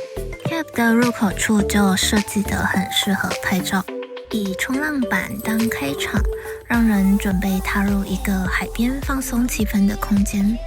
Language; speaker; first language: Chinese; native; Chinese